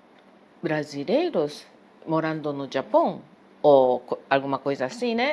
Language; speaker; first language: Portuguese; non-native, fluent; Japanese